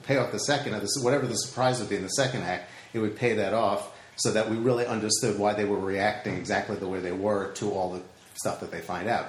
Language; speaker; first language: English; native; English